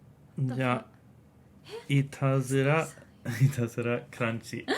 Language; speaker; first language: Japanese; non-native, fluent; English